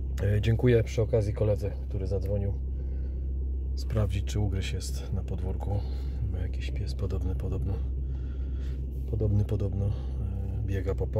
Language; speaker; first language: Polish; native; Polish